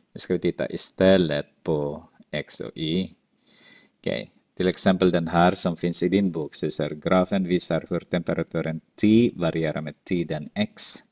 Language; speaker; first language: Swedish; non-native, fluent; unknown